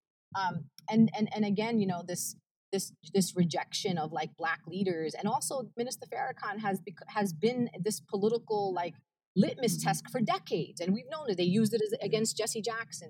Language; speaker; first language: English; early bilingual, other home language; Arabic